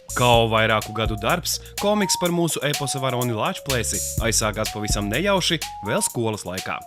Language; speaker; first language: Latvian; native; Latvian